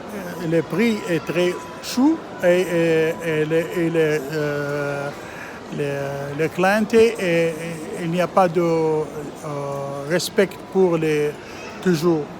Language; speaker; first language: French; non-native, learner; Arabic